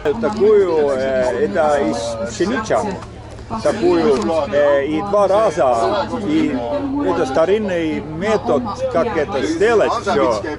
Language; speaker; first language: Russian; non-native, fluent; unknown